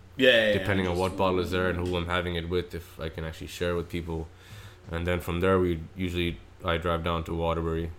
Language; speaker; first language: English; native; English